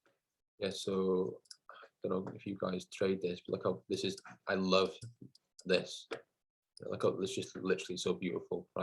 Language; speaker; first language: English; native; English